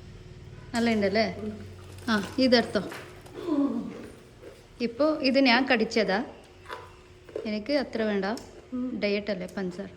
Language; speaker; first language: Malayalam; non-native, learner; Kannada